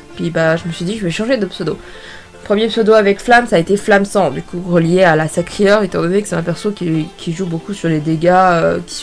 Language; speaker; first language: French; native; French